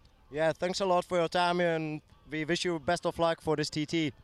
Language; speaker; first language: English; non-native, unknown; Czech